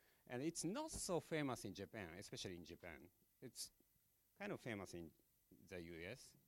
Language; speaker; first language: English; non-native, fluent; Japanese